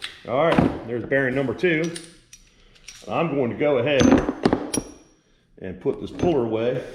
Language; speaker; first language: English; native; English